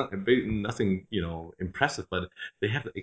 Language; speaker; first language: English; non-native, fluent; German